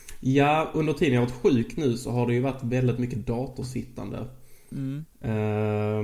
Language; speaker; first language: Swedish; native; Swedish